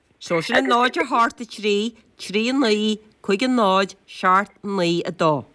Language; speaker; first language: Irish; native; Irish